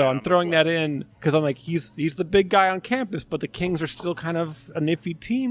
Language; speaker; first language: English; native; English